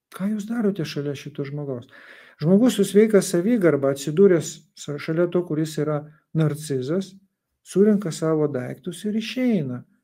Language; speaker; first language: Lithuanian; non-native, local second language; Russian